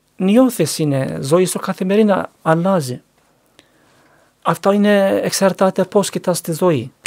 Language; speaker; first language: Greek; non-native, learner; Turkish